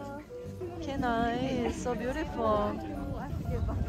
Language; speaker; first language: English; non-native, learner; Japanese